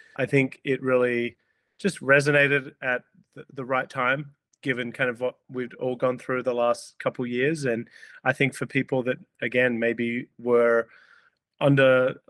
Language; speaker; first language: English; native; English